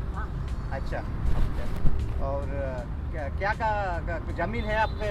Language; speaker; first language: Hindi; non-native, local second language; Telugu